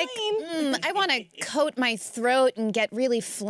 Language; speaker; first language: English; native; English